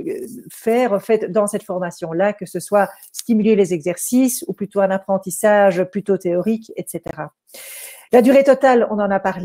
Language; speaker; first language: French; native; French